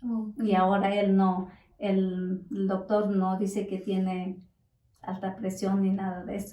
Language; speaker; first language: Spanish; native; Spanish